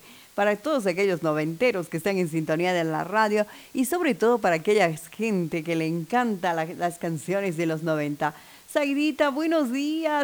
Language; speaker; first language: Spanish; native; Spanish